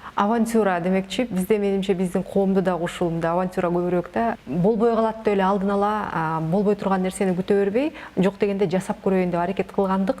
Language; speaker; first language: Kyrgyz; native; Kyrgyz